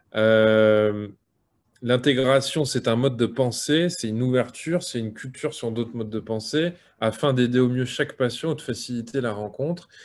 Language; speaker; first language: French; native; French